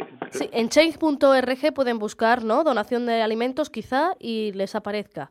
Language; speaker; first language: Spanish; native; Spanish